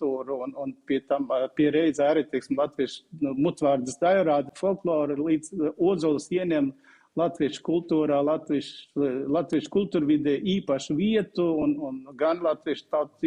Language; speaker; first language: Latvian; non-native, fluent; Uzbek